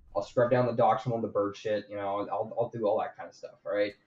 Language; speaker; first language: English; native; English